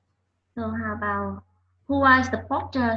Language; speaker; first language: English; non-native, learner; Vietnamese